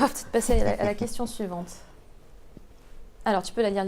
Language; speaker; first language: French; native; French